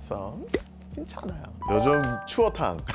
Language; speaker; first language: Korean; non-native, learner; English